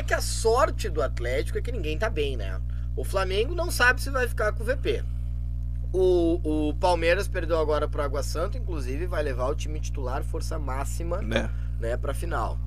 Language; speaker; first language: Portuguese; native; Portuguese